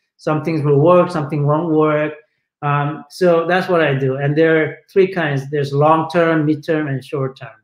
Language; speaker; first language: English; non-native, fluent; Portuguese